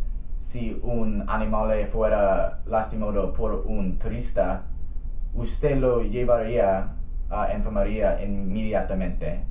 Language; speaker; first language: Spanish; non-native, fluent; English